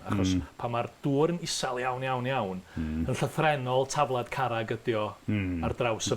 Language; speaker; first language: Welsh; native; Welsh